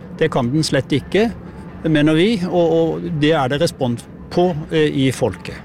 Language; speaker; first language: Norwegian; native; Norwegian